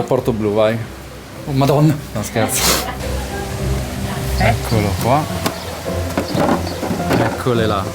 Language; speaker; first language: Italian; native; Italian